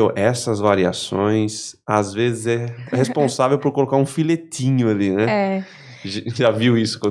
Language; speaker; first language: Portuguese; native; Portuguese